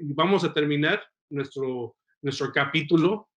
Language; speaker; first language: Spanish; early bilingual, heritage; Spanish